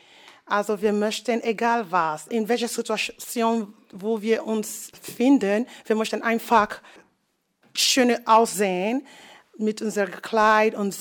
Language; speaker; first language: German; non-native, learner; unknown